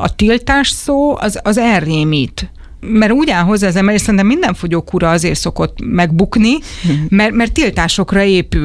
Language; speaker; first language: Hungarian; native; Hungarian